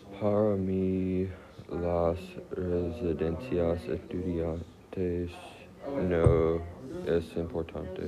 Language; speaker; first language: Spanish; non-native, learner; English